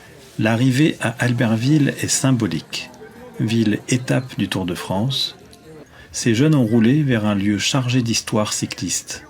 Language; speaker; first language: French; native; French